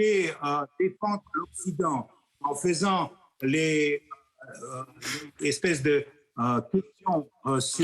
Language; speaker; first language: French; non-native, fluent; Russian